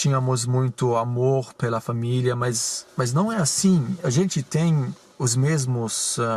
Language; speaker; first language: Portuguese; non-native, fluent; German